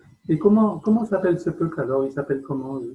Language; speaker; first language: French; native; French